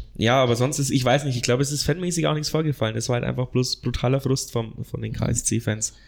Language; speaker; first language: German; native; German